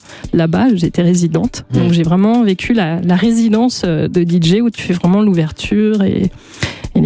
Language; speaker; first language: French; native; French